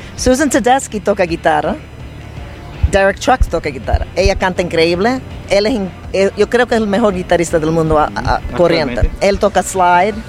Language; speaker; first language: Spanish; early bilingual, heritage; Spanish